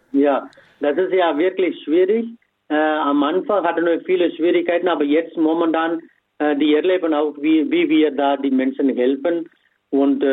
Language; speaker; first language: German; non-native, fluent; Tamil